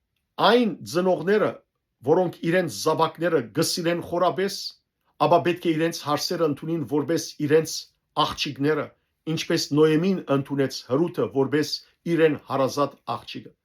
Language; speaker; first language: Armenian; native; Armenian